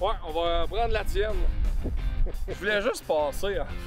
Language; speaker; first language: French; native; French